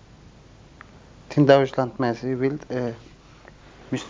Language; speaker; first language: Dutch; non-native, learner; Turkish